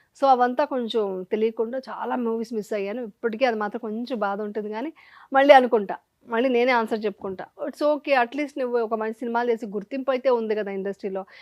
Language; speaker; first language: Telugu; native; Telugu